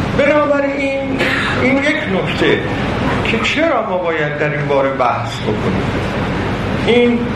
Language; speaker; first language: Persian; non-native, local second language; Azerbaijani